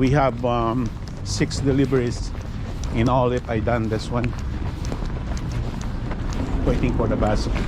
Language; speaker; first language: English; non-native, local second language; Filipino